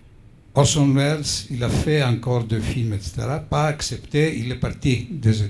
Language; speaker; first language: French; non-native, fluent; Greek